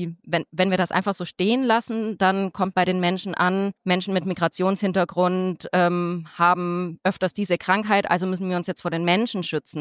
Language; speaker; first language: German; native; German